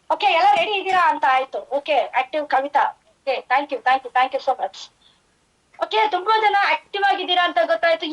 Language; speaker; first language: Kannada; non-native, fluent; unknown